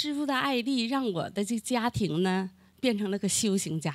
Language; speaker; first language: Chinese; native; Chinese